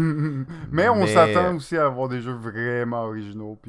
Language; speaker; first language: French; native; French